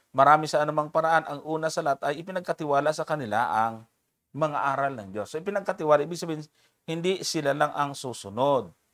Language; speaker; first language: Filipino; native; Filipino